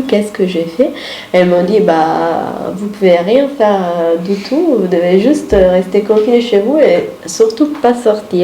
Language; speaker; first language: French; non-native, fluent; Italian